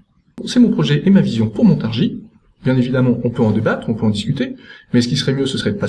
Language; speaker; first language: French; native; French